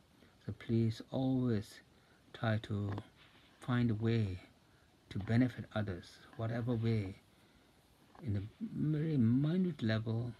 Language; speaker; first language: English; non-native, fluent; Tibetan